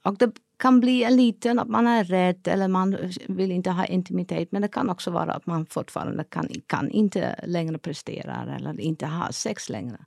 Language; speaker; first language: Swedish; non-native, fluent; Dutch